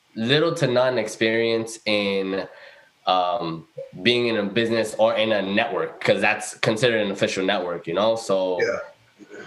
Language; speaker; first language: English; early bilingual, other home language; Spanish